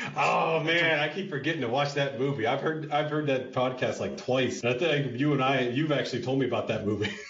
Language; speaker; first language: English; native; English